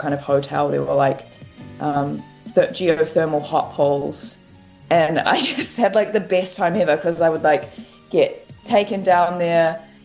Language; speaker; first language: English; native; English